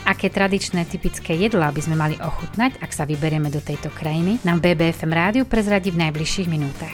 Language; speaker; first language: Slovak; native; Slovak